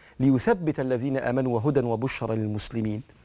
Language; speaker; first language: Arabic; native; Arabic